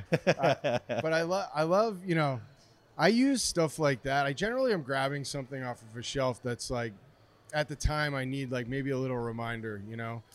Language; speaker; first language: English; native; English